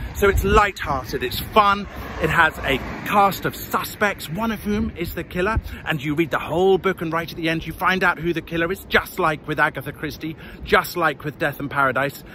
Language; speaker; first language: English; native; English